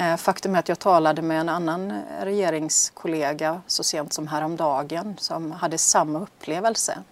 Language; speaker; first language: Swedish; native; Swedish